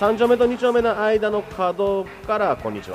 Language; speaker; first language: Japanese; native; Japanese